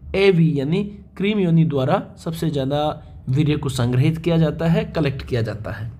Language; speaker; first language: Hindi; native; Hindi